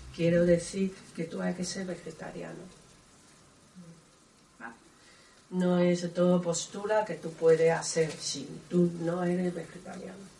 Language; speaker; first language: Spanish; non-native, learner; Chinese